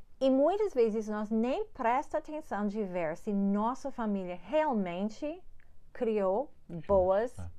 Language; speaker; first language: Portuguese; non-native, learner; English